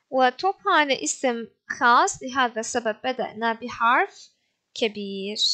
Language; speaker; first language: Arabic; non-native, fluent; Turkish